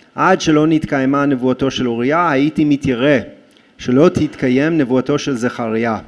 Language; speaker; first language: Hebrew; non-native, fluent; English